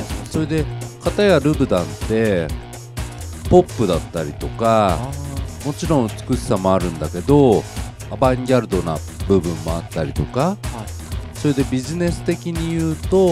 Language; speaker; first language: Japanese; native; Japanese